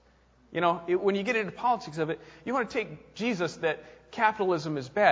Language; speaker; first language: English; native; English